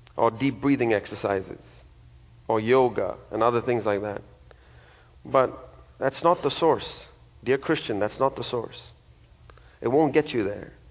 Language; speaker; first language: English; non-native, local second language; Malayalam